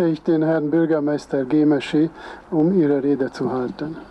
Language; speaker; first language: German; non-native, fluent; Hungarian